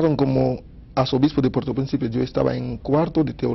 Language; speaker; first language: Spanish; non-native, fluent; Haitian Creole